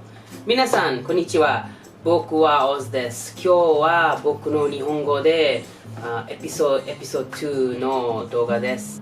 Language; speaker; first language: Japanese; non-native, learner; English